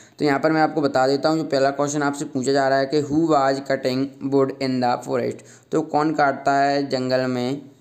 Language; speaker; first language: Hindi; native; Hindi